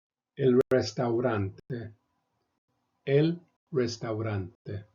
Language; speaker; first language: Spanish; non-native, fluent; English